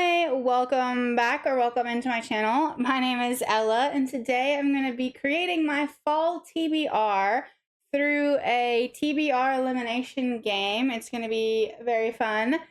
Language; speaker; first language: English; native; English